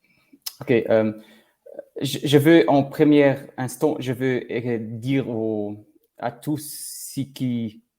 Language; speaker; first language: French; non-native, learner; Portuguese